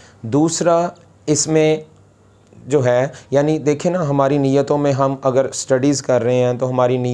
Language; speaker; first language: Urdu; non-native, local second language; Punjabi